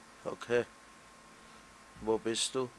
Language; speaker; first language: German; native; German